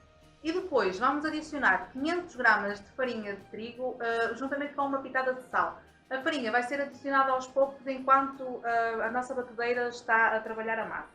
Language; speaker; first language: Portuguese; native; Portuguese